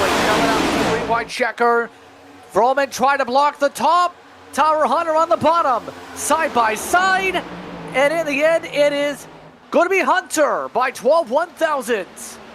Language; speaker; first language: English; native; English